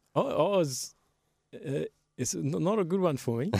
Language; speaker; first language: English; native; English